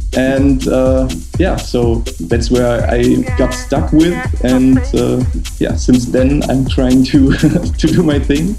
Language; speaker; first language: English; non-native, fluent; German